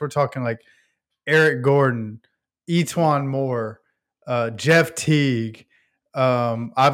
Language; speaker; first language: English; native; English